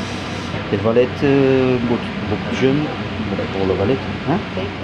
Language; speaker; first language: French; non-native, learner; Turkish